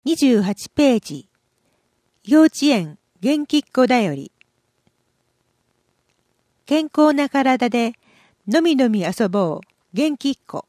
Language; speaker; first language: Japanese; native; Japanese